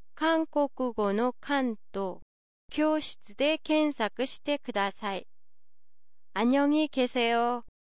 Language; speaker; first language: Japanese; non-native, fluent; Korean